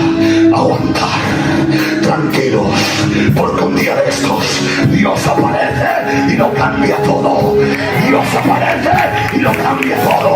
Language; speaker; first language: Spanish; native; Spanish